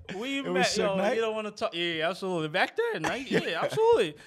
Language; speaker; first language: English; non-native, local second language; Yoruba